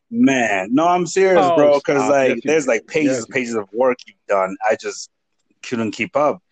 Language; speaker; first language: English; non-native, local second language; Igbo